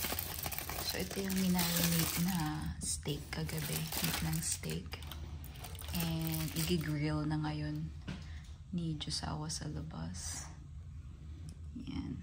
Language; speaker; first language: Filipino; native; Filipino